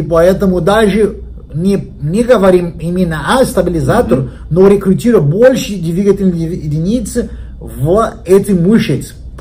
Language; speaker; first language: Russian; non-native, learner; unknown